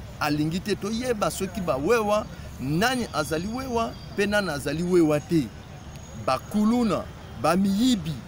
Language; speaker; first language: Lingala; native; Lingala